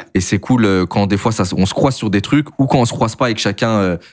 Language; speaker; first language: French; native; French